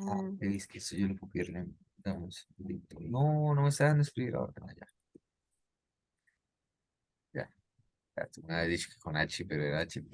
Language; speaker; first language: Spanish; native; Spanish